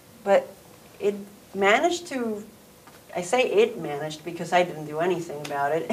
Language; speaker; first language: English; early bilingual, other home language; Spanish